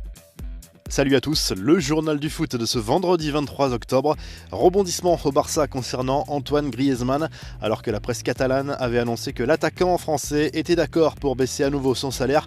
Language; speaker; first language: French; native; French